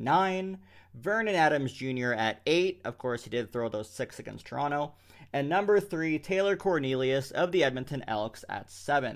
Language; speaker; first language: English; native; English